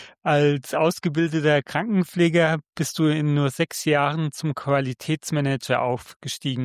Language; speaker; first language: German; native; German